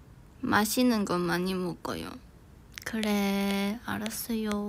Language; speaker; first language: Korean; non-native, fluent; Chinese